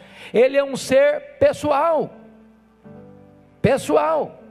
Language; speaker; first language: Portuguese; native; Portuguese